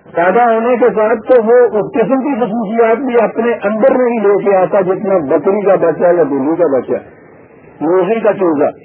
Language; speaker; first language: Urdu; non-native, local second language; Punjabi